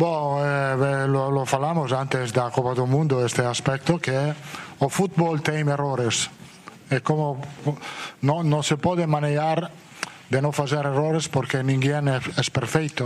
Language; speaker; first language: Portuguese; non-native, fluent; Italian